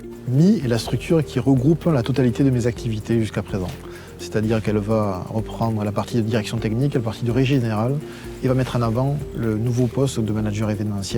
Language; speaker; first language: French; native; French